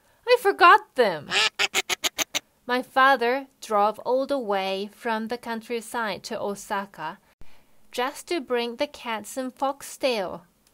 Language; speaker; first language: English; non-native, fluent; Japanese